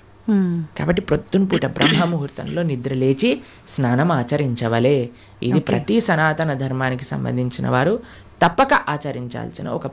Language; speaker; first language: Telugu; native; Telugu